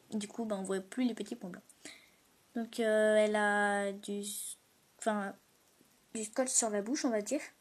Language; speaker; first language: French; native; French